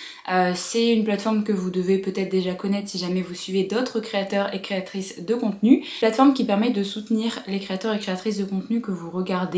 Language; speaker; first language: French; native; French